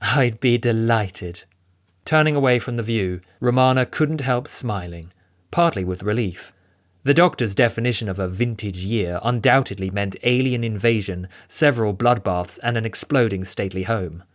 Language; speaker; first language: English; native; English